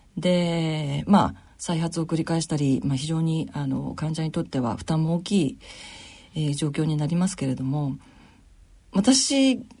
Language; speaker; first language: Japanese; native; Japanese